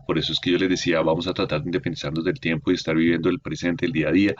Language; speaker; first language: Spanish; native; Spanish